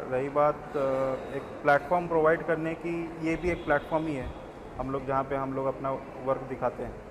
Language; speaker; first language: Hindi; native; Hindi